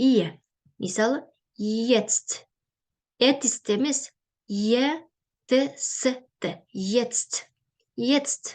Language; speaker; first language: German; non-native, learner; Kyrgyz